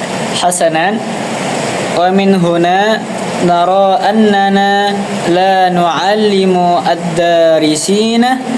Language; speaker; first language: Arabic; non-native, learner; Indonesian